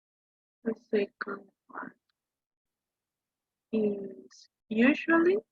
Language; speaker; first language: English; non-native, learner; Spanish